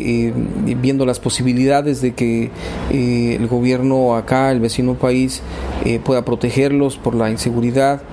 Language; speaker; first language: Spanish; native; Spanish